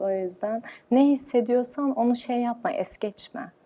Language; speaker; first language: Turkish; early bilingual, heritage; Turkish